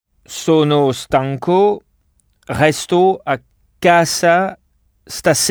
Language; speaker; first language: Italian; non-native, learner; French